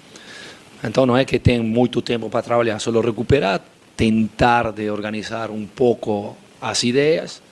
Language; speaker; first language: Portuguese; non-native, fluent; Spanish